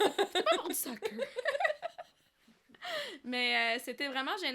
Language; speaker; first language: French; early bilingual, other home language; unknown